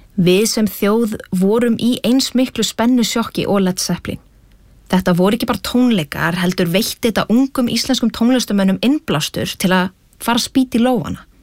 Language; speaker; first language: Icelandic; native; Icelandic